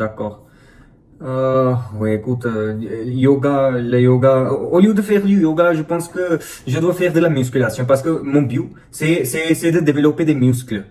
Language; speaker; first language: French; non-native, fluent; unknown